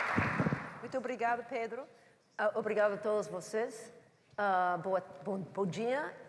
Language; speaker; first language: Portuguese; non-native, learner; English